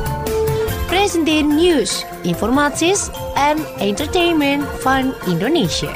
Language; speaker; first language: Dutch; non-native, fluent; Indonesian